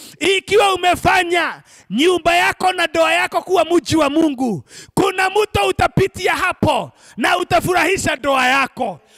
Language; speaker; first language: Swahili; non-native, local second language; Kikuyu